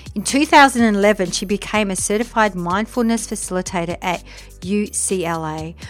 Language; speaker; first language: English; early bilingual, other home language; French